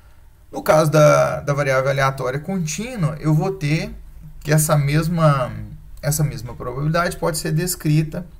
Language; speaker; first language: Portuguese; native; Portuguese